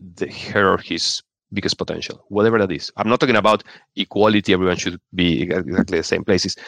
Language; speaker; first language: English; non-native, fluent; Spanish